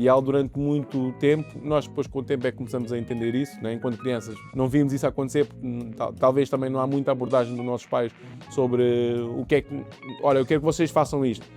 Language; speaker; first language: Portuguese; early bilingual, other home language; Kabuverdianu